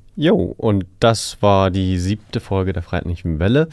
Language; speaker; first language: German; native; German